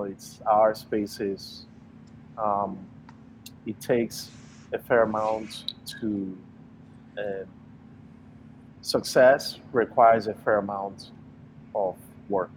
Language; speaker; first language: English; non-native, local second language; Igbo